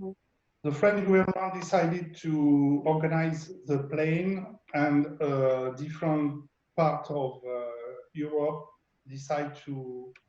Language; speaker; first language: English; non-native, learner; French